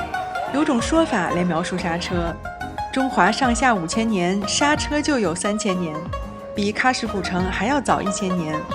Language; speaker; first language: Chinese; native; Chinese